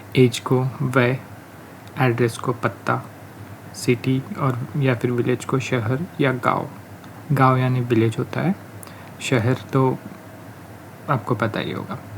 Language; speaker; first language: Hindi; non-native, local second language; Marathi